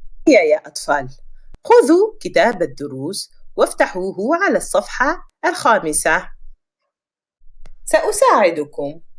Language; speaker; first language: Arabic; non-native, fluent; French